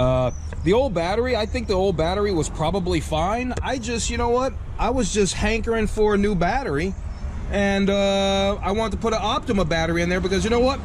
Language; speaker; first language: English; native; English